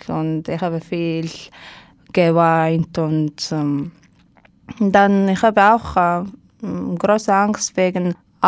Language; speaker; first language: German; non-native, learner; Mongolian